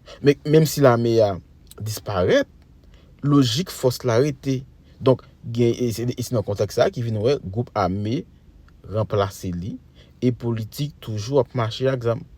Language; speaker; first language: French; non-native, local second language; Haitian Creole